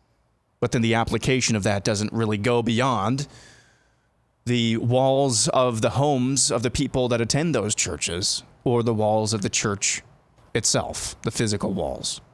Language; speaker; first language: English; native; English